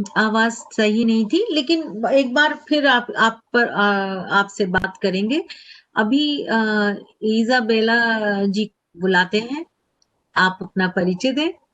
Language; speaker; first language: Hindi; native; Hindi